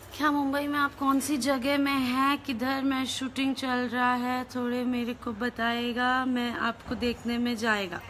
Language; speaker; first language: Hindi; non-native, local second language; Bhojpuri